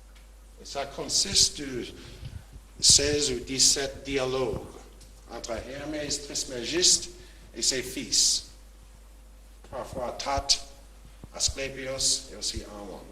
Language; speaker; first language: French; non-native, fluent; English